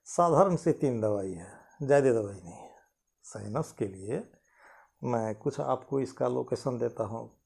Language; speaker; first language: Hindi; non-native, local second language; Maithili